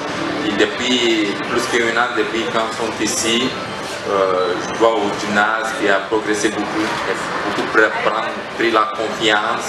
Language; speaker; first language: French; non-native, fluent; Romanian